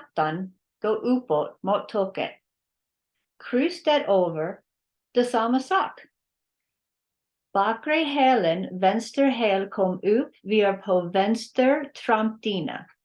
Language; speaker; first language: Swedish; non-native, learner; English